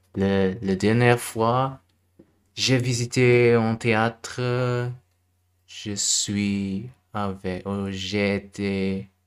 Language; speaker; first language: French; non-native, learner; German